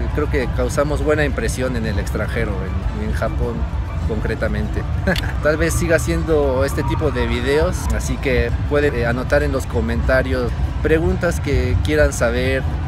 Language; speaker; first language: Spanish; native; Spanish